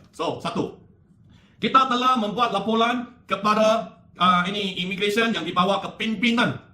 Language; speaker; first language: Malay; non-native, local second language; Chinese